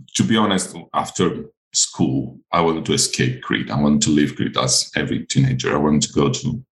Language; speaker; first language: English; non-native, fluent; Greek